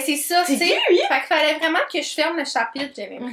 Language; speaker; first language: French; native; French